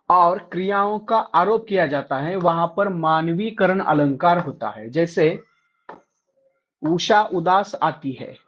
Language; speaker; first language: Hindi; non-native, local second language; Marathi